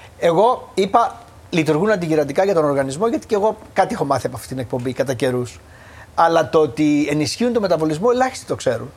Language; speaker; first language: Greek; native; Greek